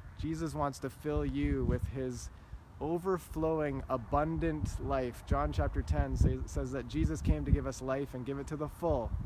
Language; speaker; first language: English; native; English